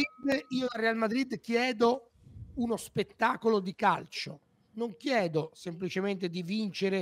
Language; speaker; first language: Italian; native; Italian